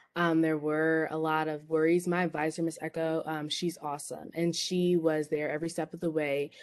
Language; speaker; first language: English; native; English